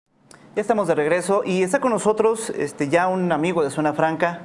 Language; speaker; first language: Spanish; native; Spanish